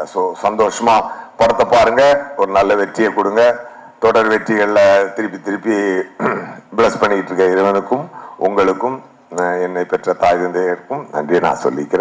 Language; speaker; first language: Tamil; native; Tamil